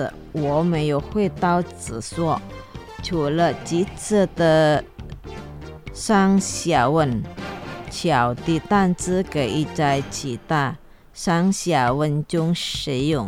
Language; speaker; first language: Chinese; non-native, learner; Indonesian